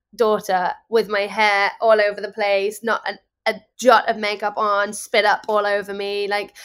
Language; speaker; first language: English; native; English